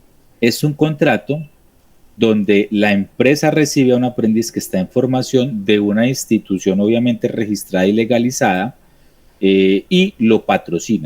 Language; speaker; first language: Spanish; native; Spanish